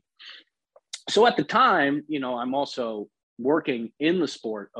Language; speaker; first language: English; native; English